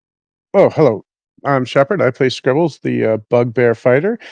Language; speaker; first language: English; native; English